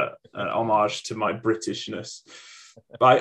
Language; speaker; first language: English; native; English